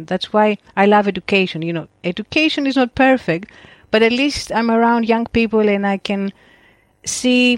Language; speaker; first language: English; non-native, fluent; Greek